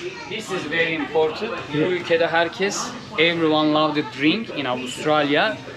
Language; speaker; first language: English; non-native, learner; Turkish